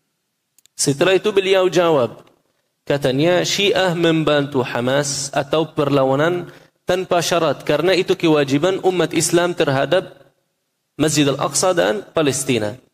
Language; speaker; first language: Indonesian; non-native, fluent; Arabic